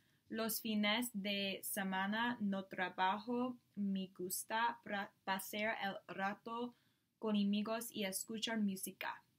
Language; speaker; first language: Spanish; non-native, learner; English